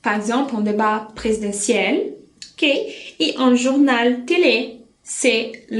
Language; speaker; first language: French; non-native, fluent; Portuguese